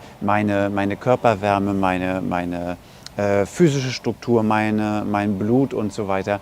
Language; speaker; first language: German; native; German